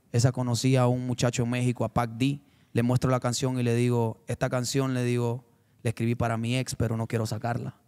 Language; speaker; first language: Spanish; native; Spanish